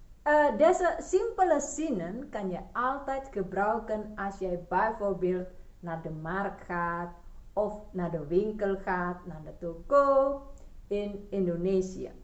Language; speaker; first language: Dutch; non-native, fluent; Indonesian